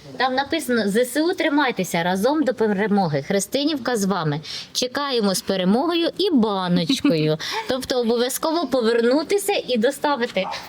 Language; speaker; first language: Ukrainian; native; Ukrainian